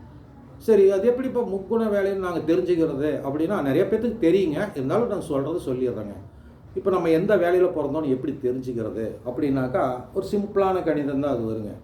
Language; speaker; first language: Tamil; native; Tamil